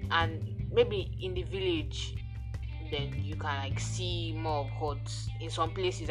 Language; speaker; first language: English; non-native, local second language; Yoruba